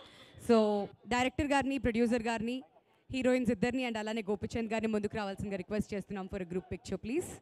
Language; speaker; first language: Telugu; native; Telugu